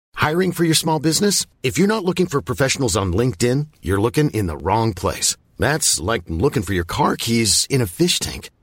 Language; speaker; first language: English; native; English